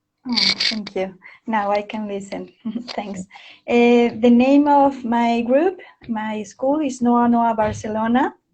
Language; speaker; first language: English; non-native, fluent; Spanish